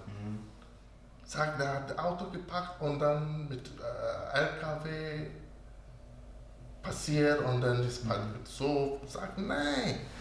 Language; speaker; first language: German; non-native, learner; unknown